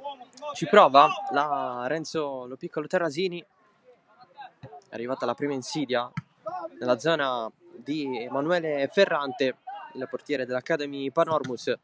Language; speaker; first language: Italian; native; Italian